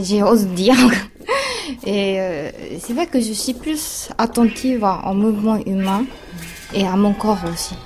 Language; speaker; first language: French; non-native, fluent; Japanese